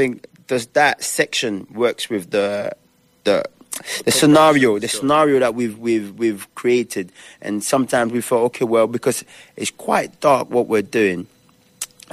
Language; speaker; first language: English; native; English